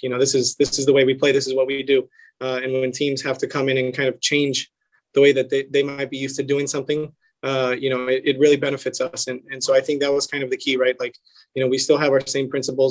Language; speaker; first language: English; early bilingual, other home language; Spanish